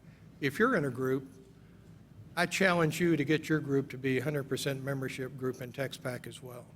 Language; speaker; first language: English; native; English